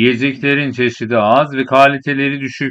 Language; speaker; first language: Turkish; non-native, fluent; Persian